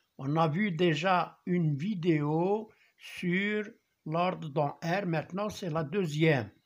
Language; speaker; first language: French; non-native, local second language; Arabic